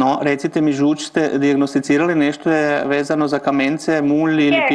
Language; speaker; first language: Croatian; native; Croatian